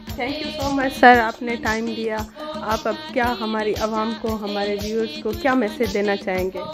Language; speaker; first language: Urdu; non-native, local second language; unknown